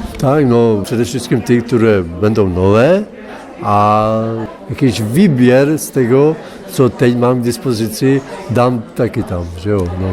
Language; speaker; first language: Polish; non-native, learner; Czech